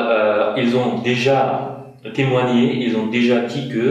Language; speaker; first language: French; non-native, fluent; Uyghur